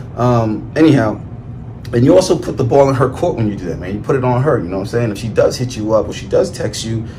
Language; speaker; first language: English; native; English